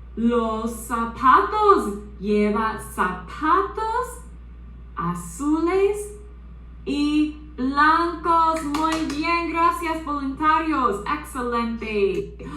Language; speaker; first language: Spanish; non-native, fluent; English